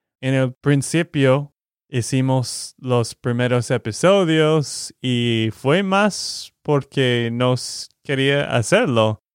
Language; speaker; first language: Spanish; non-native, fluent; English